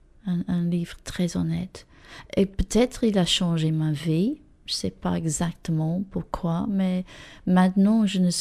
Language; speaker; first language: French; non-native, fluent; English